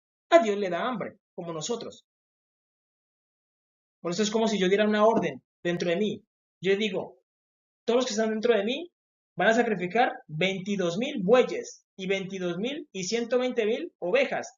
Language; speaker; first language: Spanish; native; Spanish